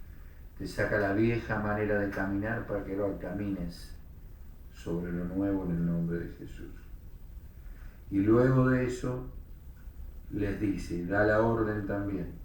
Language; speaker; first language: Spanish; native; Spanish